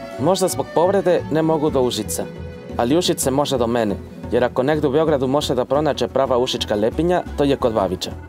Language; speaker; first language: Croatian; non-native, fluent; Spanish